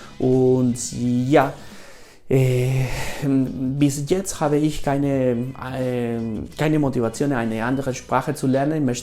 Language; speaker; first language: German; non-native, fluent; Spanish